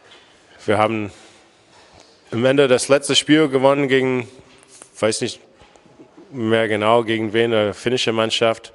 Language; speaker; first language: German; non-native, fluent; English